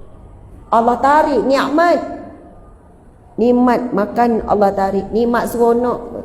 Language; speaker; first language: Malay; native; Malay